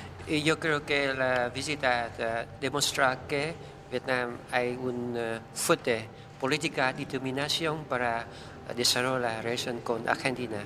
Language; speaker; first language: Spanish; non-native, learner; Vietnamese